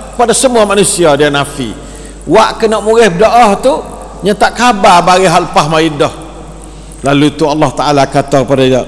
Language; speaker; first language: Malay; native; Malay